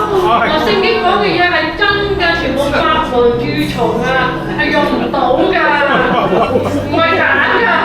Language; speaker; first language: Cantonese; native; Cantonese